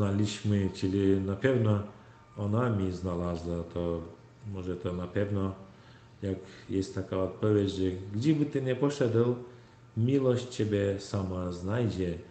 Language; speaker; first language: Polish; non-native, learner; Turkmen